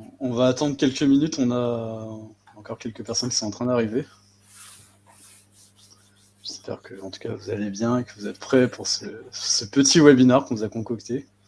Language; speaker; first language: French; native; French